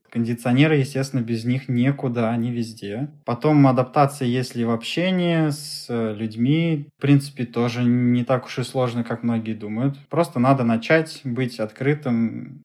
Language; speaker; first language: Russian; native; Russian